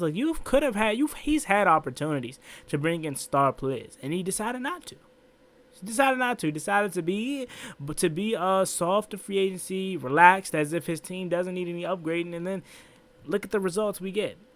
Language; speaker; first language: English; native; English